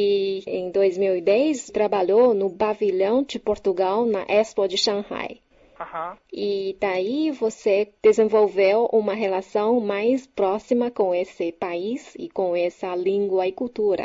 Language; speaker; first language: Portuguese; non-native, fluent; Chinese